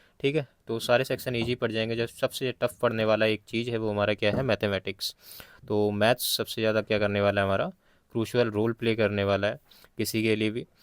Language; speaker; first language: Hindi; native; Hindi